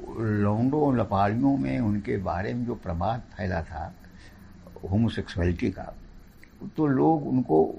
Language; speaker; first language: Hindi; native; Hindi